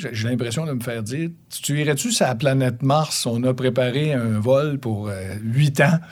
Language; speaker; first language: French; native; French